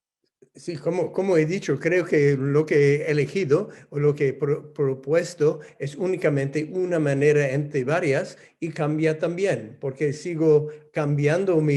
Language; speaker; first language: Spanish; non-native, fluent; English